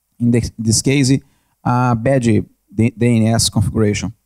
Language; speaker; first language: English; non-native, learner; Portuguese